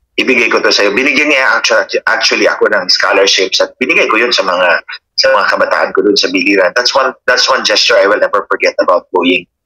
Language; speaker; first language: Filipino; non-native, local second language; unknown